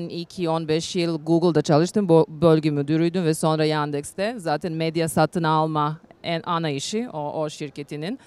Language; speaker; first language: Turkish; non-native, learner; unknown